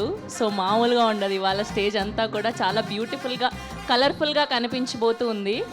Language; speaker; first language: Telugu; native; Telugu